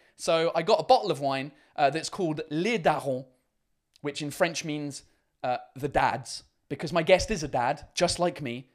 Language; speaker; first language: English; native; English